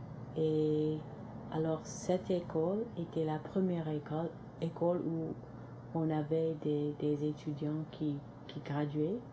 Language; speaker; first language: French; non-native, local second language; English